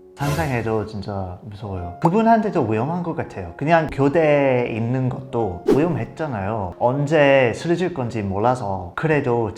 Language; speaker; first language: Korean; non-native, fluent; English